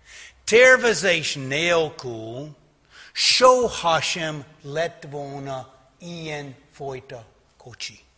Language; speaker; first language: Hungarian; non-native, fluent; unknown